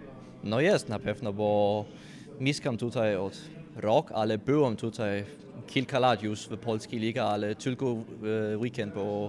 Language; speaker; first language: Polish; non-native, learner; Danish